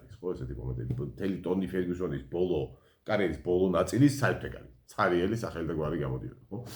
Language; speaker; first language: Georgian; native; Georgian